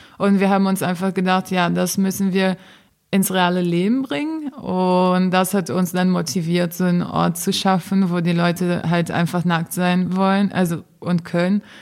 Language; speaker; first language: German; non-native, fluent; Portuguese